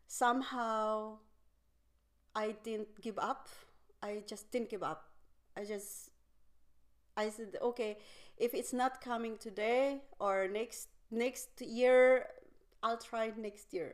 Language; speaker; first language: English; non-native, local second language; Filipino